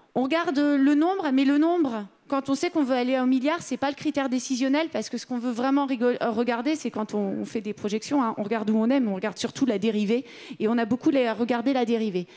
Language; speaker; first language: French; native; French